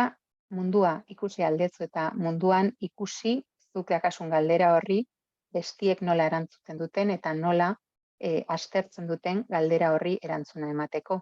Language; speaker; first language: Basque; non-native, local second language; Spanish